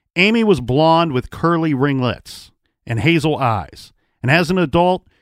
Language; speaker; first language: English; native; English